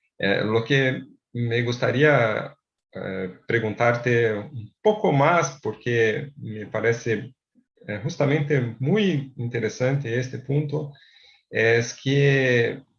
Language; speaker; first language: Spanish; non-native, fluent; Portuguese